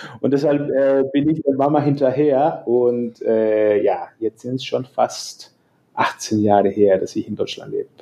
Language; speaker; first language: German; non-native, fluent; Spanish